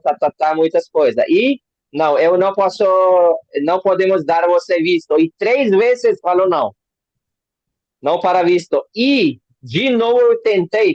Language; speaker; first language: Portuguese; non-native, learner; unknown